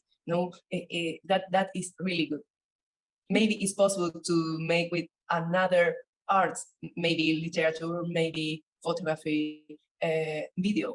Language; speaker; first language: English; non-native, learner; Spanish